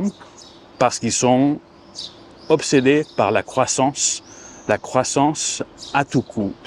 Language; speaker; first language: French; non-native, fluent; Spanish